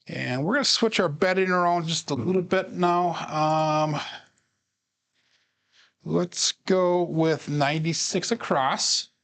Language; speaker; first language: English; native; English